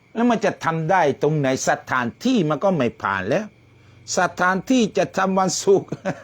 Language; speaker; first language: Thai; non-native, local second language; Malay